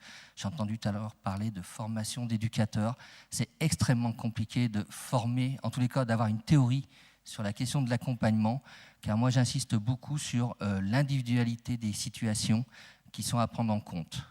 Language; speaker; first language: French; native; French